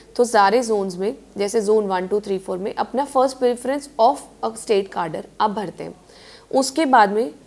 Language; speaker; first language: Hindi; native; Hindi